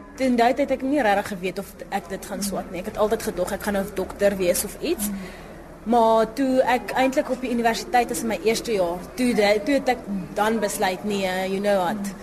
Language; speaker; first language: Afrikaans; non-native, local second language; Northern Sotho